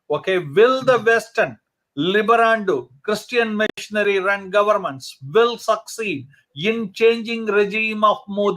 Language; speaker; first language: English; non-native, local second language; Hindi